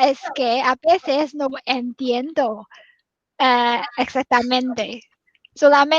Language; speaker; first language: Spanish; non-native, learner; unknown